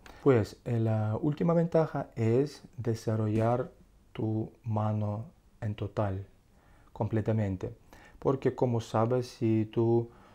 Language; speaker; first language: Spanish; non-native, learner; Russian